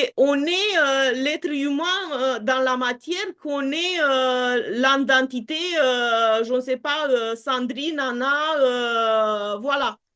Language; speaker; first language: French; non-native, fluent; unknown